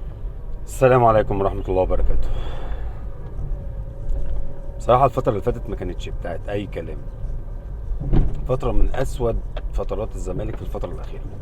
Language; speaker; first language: Arabic; native; Arabic